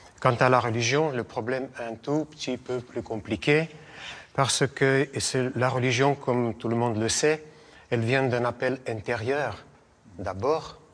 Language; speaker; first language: French; non-native, fluent; Russian